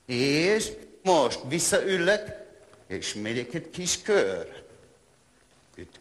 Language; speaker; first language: Hungarian; non-native, learner; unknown